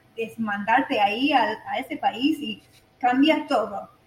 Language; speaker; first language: Spanish; non-native, fluent; English